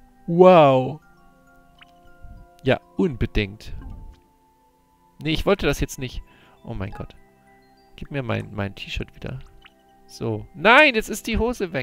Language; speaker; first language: German; native; German